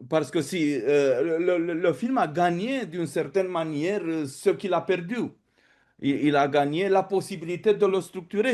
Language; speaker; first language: French; non-native, fluent; Romanian